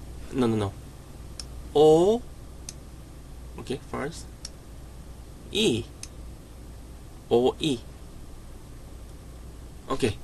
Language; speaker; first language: English; non-native, learner; Korean